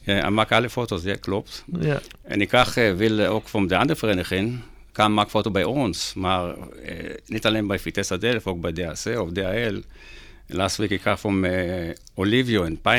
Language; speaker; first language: Dutch; non-native, learner; Hebrew